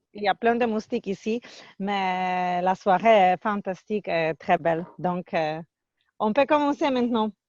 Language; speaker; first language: French; non-native, fluent; Polish